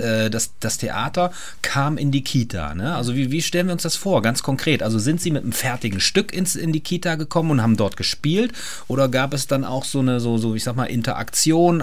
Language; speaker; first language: German; native; German